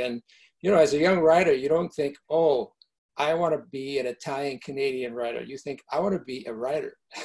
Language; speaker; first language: English; early bilingual, other home language; Italian